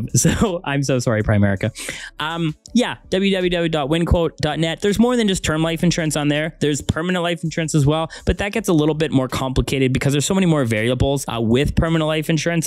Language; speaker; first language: English; native; English